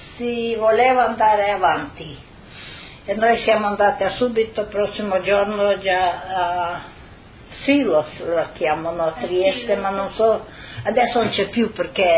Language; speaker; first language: Italian; non-native, local second language; Slovenian